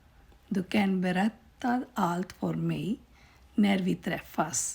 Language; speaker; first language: Swedish; non-native, learner; Urdu